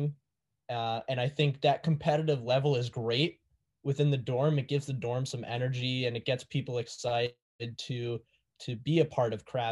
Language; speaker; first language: English; native; English